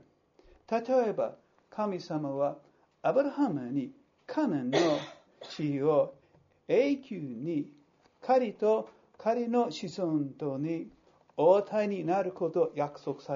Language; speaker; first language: Japanese; non-native, fluent; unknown